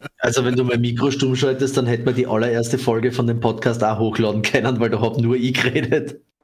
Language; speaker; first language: German; native; German